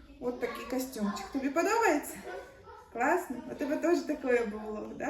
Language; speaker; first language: Ukrainian; native; Ukrainian